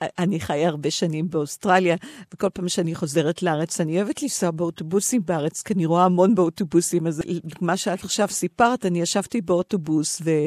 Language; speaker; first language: Hebrew; native; Hebrew